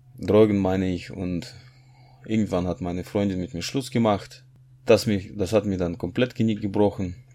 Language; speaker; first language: German; non-native, fluent; Russian